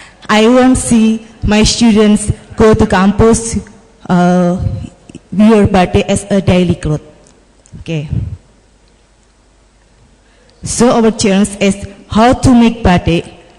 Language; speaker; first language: English; non-native, learner; Indonesian